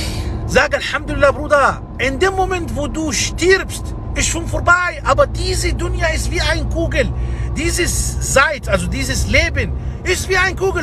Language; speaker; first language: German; non-native, fluent; Arabic